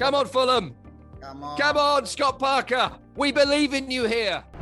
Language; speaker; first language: English; native; English